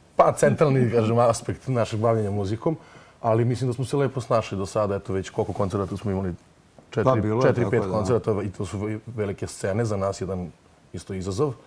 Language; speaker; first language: Serbian; native; Serbian